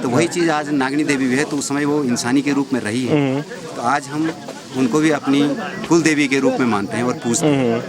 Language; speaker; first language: Hindi; native; Hindi